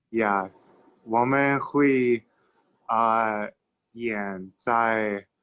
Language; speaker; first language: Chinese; non-native, learner; English